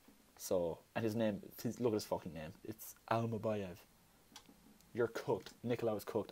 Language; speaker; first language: English; native; English